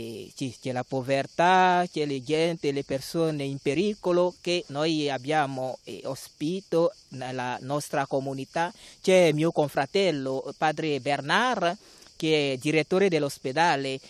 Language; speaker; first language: Italian; non-native, learner; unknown